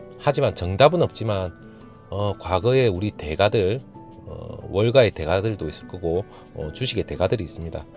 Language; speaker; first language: Korean; native; Korean